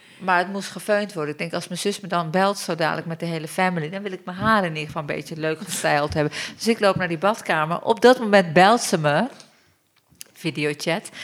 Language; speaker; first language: Dutch; early bilingual, other home language; Turkish